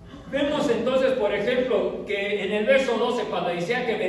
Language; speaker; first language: Spanish; native; Spanish